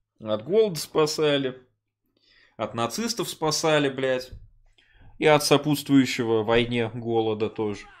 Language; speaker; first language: Russian; early bilingual, heritage; Russian